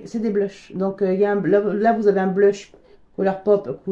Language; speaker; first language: French; native; French